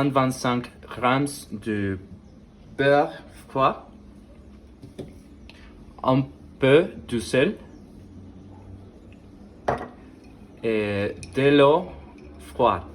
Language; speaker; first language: French; non-native, learner; Spanish